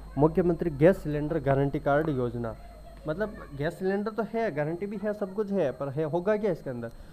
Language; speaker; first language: Hindi; native; Hindi